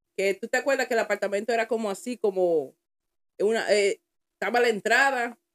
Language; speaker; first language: Spanish; early bilingual, heritage; Spanish